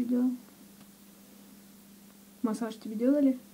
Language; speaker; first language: Russian; native; Russian